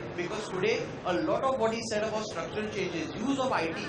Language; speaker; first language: English; non-native, local second language; Konkani